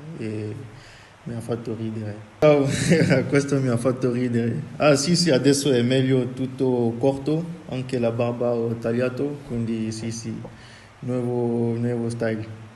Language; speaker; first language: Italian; non-native, fluent; French